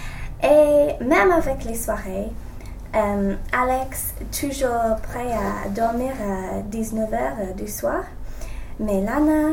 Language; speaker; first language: French; non-native, learner; English